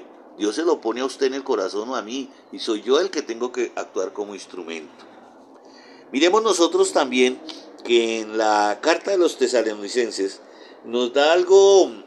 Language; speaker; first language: Spanish; native; Spanish